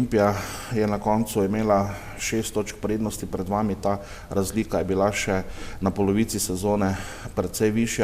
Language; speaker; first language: Slovenian; native; Slovenian